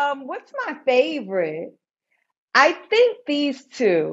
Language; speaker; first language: English; native; English